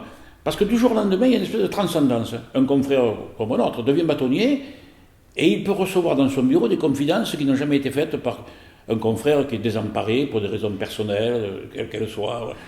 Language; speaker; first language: French; native; French